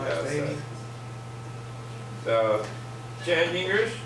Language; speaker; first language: English; non-native, fluent; Japanese